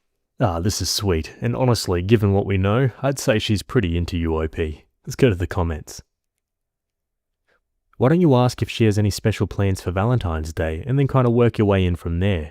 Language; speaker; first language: English; native; English